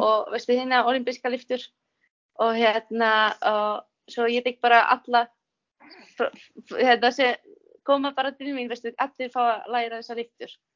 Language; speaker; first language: Icelandic; non-native, fluent; Czech